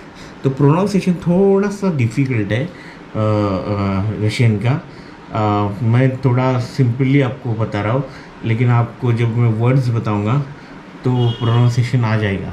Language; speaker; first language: Hindi; non-native, local second language; Marathi